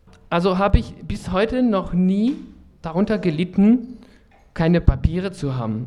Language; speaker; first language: German; non-native, fluent; French